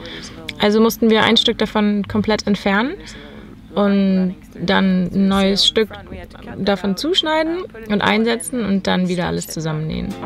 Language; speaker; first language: German; native; German